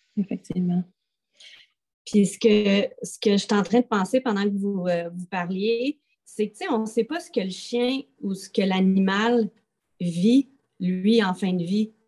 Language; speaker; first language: French; native; French